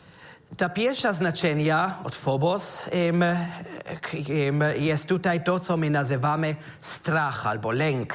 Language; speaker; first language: Polish; non-native, learner; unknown